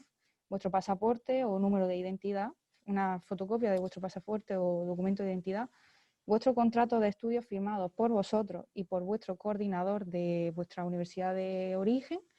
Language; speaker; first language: Spanish; native; Spanish